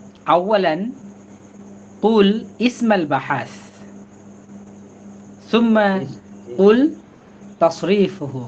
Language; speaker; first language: Arabic; non-native, fluent; Bangla